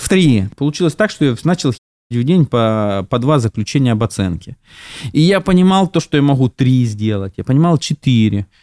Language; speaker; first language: Russian; native; Russian